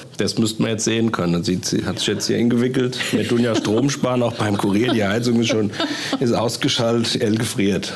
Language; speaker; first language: German; native; German